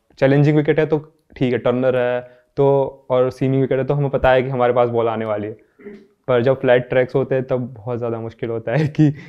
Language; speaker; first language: Hindi; non-native, local second language; Gujarati